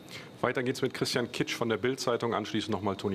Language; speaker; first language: German; native; German